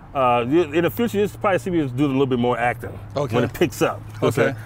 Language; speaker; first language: English; native; English